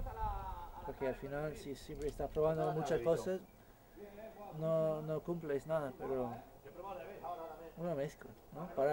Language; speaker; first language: Spanish; non-native, fluent; English